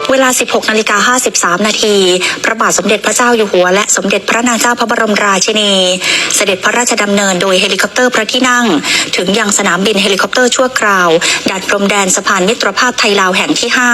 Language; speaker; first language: Thai; native; Thai